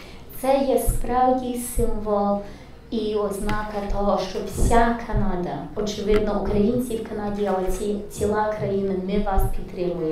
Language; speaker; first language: Ukrainian; early bilingual, heritage; English